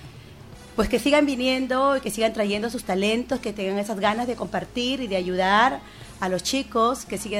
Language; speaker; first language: Spanish; native; Spanish